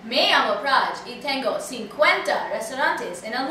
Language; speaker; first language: Spanish; non-native, learner; English